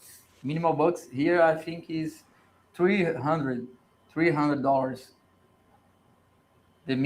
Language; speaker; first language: English; non-native, learner; Portuguese